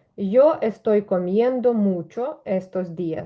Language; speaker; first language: Spanish; non-native, fluent; Ukrainian